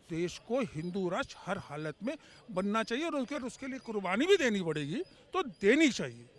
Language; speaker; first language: Hindi; native; Hindi